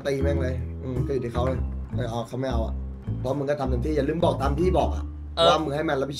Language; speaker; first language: Thai; native; Thai